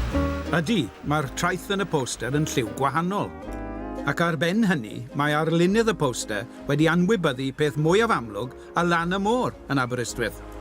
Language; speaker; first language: Welsh; native; Welsh